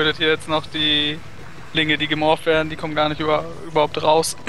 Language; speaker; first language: German; native; German